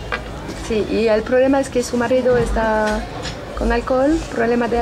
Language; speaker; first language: Spanish; non-native, fluent; French